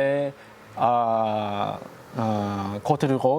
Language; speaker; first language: French; non-native, learner; Japanese